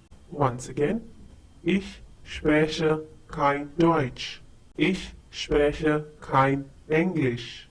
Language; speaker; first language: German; non-native, fluent; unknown